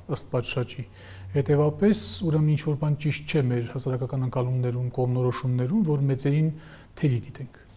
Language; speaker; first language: Armenian; native; Armenian